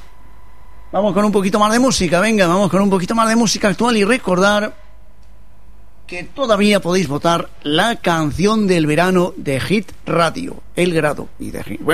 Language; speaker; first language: Spanish; non-native, local second language; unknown